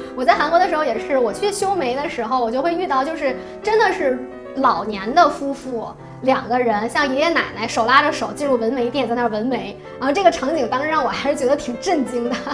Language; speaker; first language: Chinese; native; Chinese